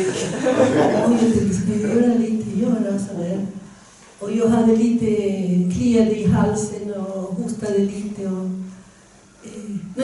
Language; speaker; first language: Swedish; non-native, fluent; Spanish